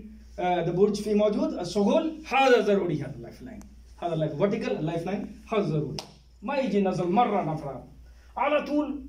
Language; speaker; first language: Arabic; non-native, learner; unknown